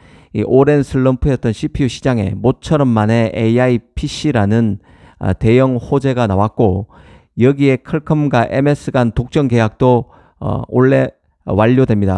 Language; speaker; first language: Korean; native; Korean